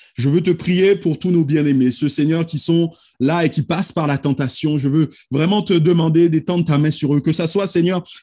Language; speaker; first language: French; native; French